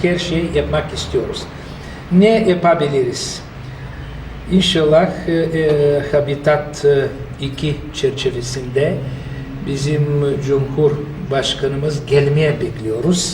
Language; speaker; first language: Turkish; non-native, fluent; Bulgarian